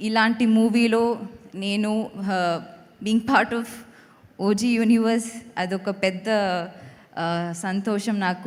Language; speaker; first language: Telugu; non-native, learner; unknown